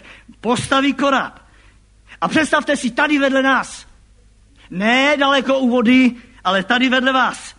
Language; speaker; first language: Czech; native; Czech